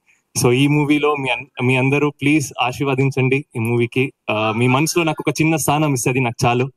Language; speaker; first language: Telugu; non-native, learner; Kannada